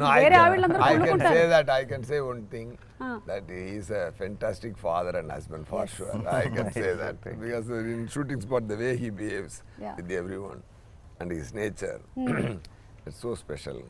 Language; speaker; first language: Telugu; non-native, learner; Tamil